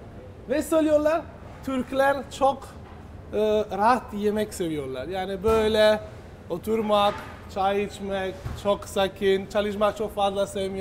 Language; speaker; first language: Turkish; non-native, learner; Italian